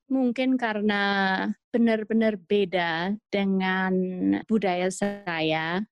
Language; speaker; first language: Indonesian; non-native, fluent; English